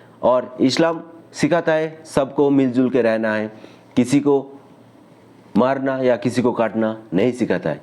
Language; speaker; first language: Hindi; non-native, local second language; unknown